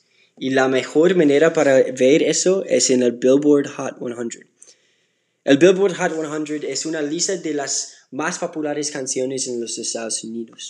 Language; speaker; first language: Spanish; non-native, learner; English